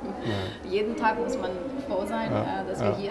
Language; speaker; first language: German; non-native, fluent; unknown